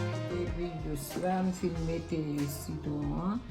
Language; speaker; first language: French; non-native, learner; Haitian Creole